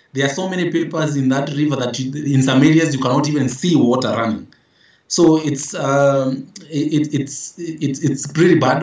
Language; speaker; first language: English; non-native, local second language; Meru